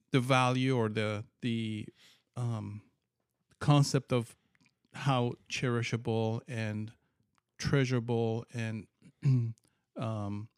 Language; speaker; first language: English; non-native, fluent; Persian